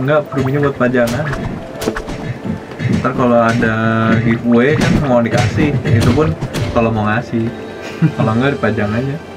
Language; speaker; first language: Indonesian; native; Indonesian